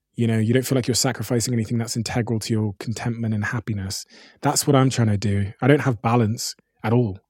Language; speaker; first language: English; native; English